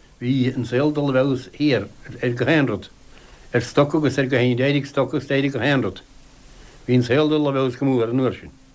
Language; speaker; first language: Irish; native; Irish